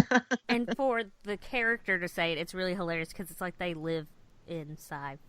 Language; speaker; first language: English; native; English